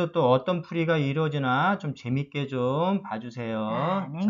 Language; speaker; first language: Korean; native; Korean